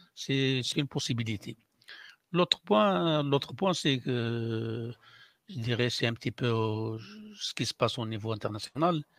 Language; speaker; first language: French; non-native, local second language; Arabic